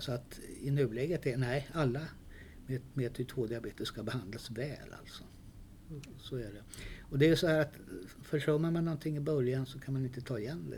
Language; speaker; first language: Swedish; native; Swedish